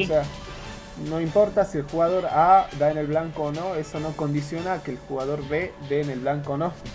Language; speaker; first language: Spanish; native; Spanish